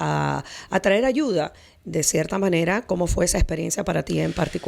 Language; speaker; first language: Spanish; native; Spanish